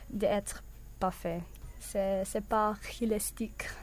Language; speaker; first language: French; non-native, learner; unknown